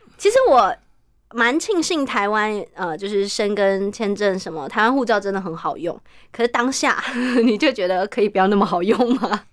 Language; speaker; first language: Chinese; native; Chinese